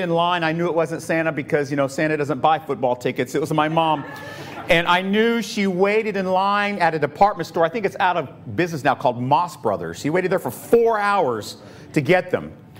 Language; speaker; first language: English; native; English